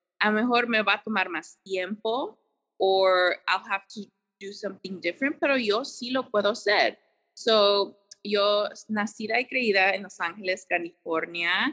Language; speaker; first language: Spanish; early bilingual, heritage; Spanish